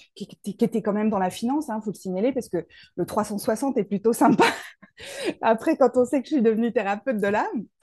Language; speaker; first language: French; native; French